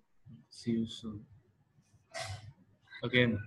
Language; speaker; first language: English; non-native, fluent; Vietnamese